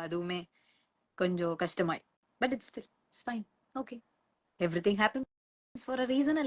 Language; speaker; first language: Malayalam; early bilingual, heritage; Malayalam